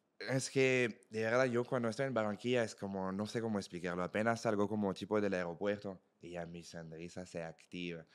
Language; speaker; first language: Spanish; non-native, fluent; French